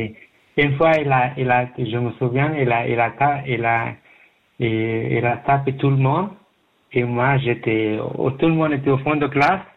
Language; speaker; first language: French; non-native, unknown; Persian